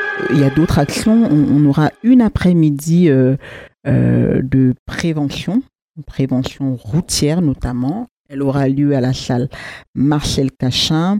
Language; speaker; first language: French; native; French